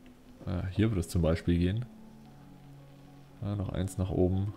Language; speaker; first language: German; native; German